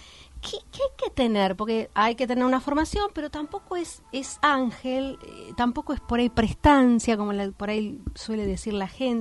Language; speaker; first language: Spanish; native; Spanish